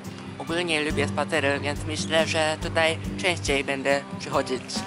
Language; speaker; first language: Polish; non-native, fluent; Japanese